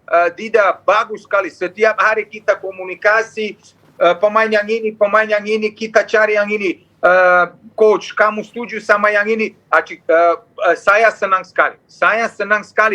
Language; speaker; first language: Indonesian; non-native, fluent; Serbian